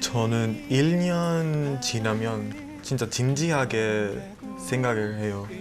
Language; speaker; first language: Korean; non-native, fluent; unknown